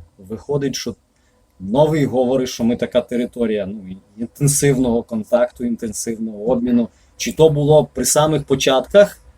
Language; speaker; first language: Ukrainian; native; Ukrainian